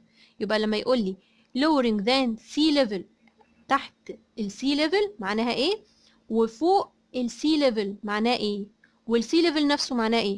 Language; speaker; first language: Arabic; native; Arabic